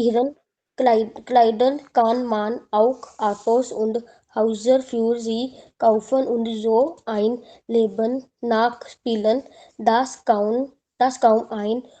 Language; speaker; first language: German; non-native, learner; Hindi